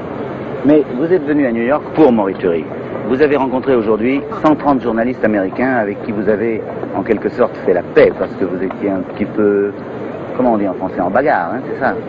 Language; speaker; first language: French; native; French